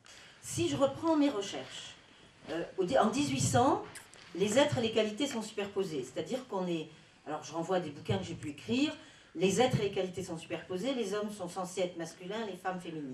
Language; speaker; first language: French; native; French